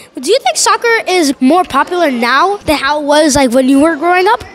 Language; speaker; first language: English; native; English